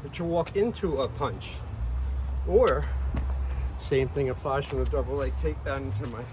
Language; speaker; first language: English; native; English